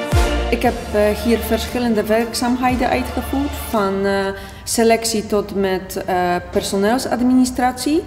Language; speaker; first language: Dutch; non-native, fluent; Polish